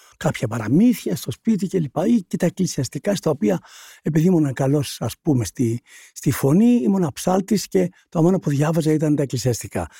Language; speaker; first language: Greek; native; Greek